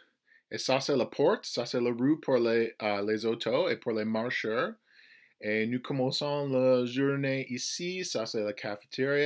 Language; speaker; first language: French; non-native, fluent; English